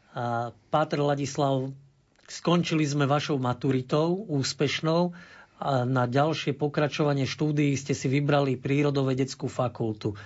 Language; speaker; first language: Slovak; native; Slovak